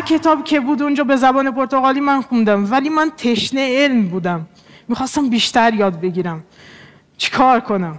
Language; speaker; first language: Persian; non-native, fluent; Portuguese